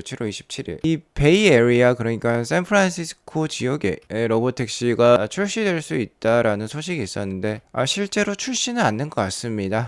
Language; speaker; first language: Korean; native; Korean